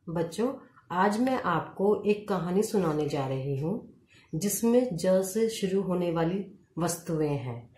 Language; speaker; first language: Hindi; native; Hindi